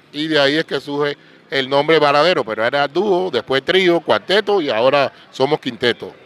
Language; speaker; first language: Spanish; native; Spanish